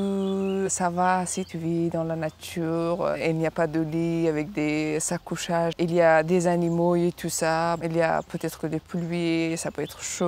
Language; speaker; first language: French; non-native, fluent; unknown